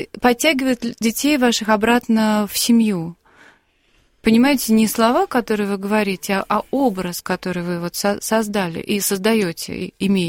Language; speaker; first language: Russian; native; Russian